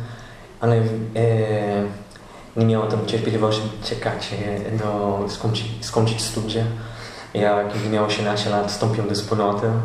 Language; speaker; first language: Polish; non-native, learner; Portuguese